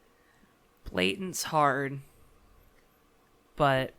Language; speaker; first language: English; native; English